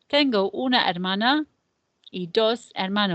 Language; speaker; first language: Spanish; non-native, fluent; English